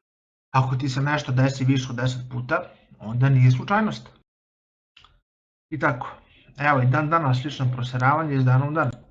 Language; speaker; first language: Bosnian; native; Bosnian